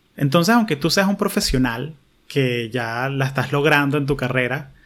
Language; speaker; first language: Spanish; early bilingual, heritage; Spanish